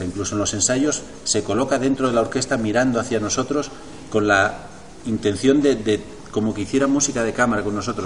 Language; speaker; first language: Spanish; native; Spanish